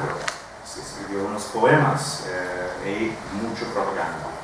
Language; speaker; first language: Spanish; non-native, fluent; English